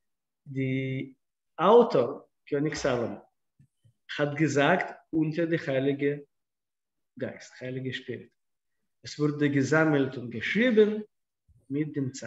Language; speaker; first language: German; non-native, fluent; Russian